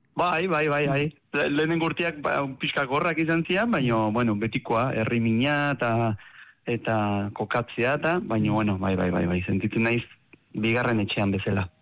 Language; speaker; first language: Basque; early bilingual, heritage; Spanish